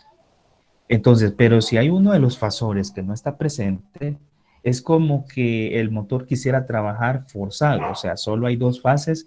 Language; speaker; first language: Spanish; native; Spanish